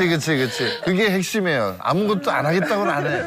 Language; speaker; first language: Korean; native; Korean